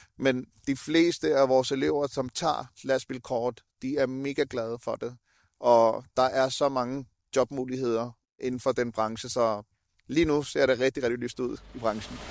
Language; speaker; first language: Danish; early bilingual, other home language; Urdu